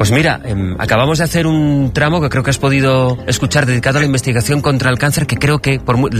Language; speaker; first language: Spanish; native; Spanish